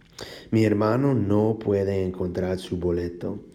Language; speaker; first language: Spanish; non-native, fluent; English